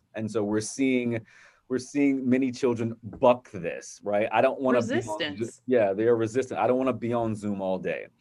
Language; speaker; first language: English; native; English